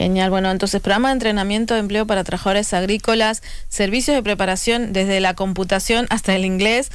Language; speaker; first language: Spanish; native; Spanish